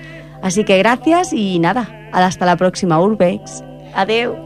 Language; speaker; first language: Spanish; native; Spanish